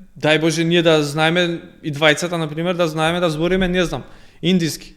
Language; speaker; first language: Macedonian; non-native, local second language; Albanian